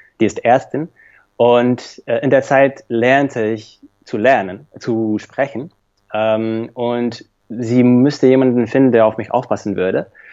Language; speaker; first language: German; non-native, fluent; Slovak